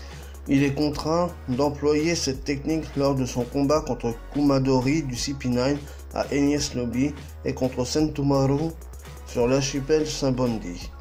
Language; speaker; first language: French; native; French